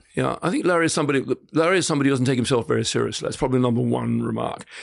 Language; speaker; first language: English; native; English